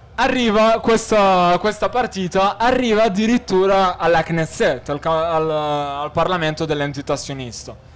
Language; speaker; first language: Italian; early bilingual, other home language; Arabic